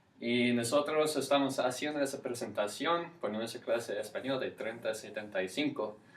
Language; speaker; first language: Spanish; non-native, fluent; English